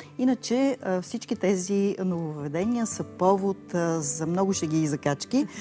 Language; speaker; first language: Bulgarian; native; Bulgarian